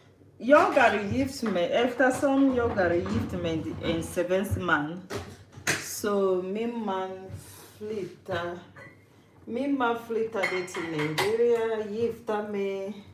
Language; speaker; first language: Swedish; non-native, learner; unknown